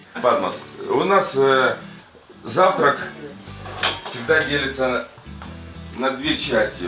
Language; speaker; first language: Russian; native; Russian